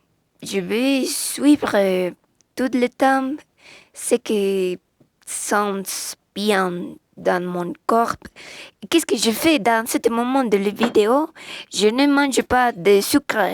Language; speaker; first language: French; non-native, learner; Spanish